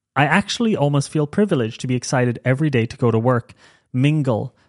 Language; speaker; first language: English; native; English